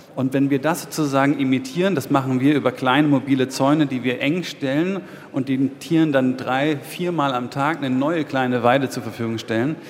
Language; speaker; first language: German; native; German